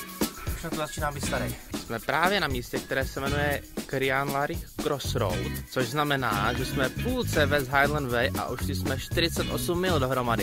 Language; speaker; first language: Czech; native; Czech